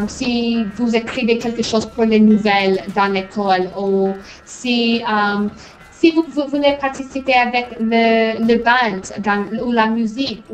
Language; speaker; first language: French; non-native, fluent; English